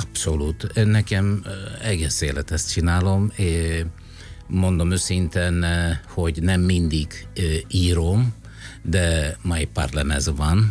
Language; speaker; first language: Hungarian; non-native, fluent; Italian